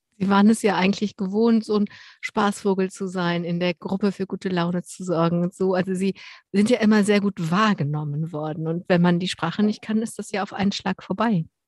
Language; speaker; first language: German; native; German